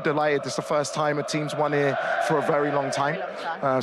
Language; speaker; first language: English; non-native, local second language; Portuguese